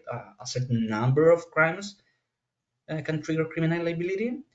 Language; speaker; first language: English; non-native, fluent; Spanish